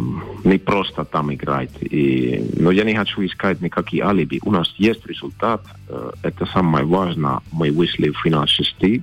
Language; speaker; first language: Russian; non-native, fluent; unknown